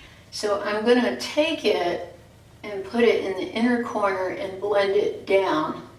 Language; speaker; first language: English; native; English